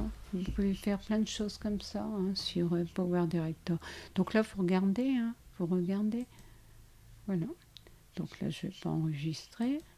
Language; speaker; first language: French; native; French